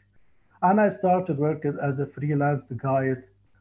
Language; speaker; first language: English; non-native, fluent; Arabic